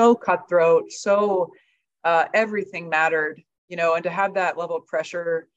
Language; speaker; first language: English; native; English